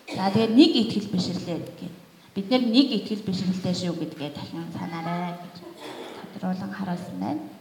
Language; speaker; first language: Mongolian; native; Mongolian